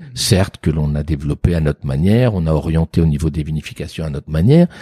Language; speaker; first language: French; native; French